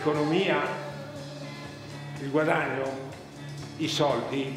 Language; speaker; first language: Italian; non-native, fluent; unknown